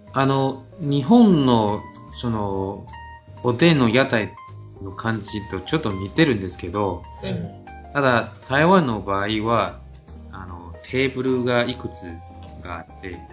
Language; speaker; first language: Japanese; non-native, fluent; Chinese